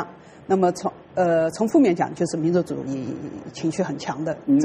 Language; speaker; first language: Chinese; native; Chinese